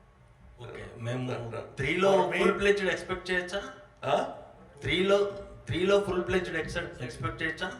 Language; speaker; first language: Telugu; native; Telugu